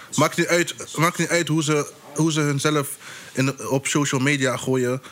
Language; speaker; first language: Dutch; early bilingual, other home language; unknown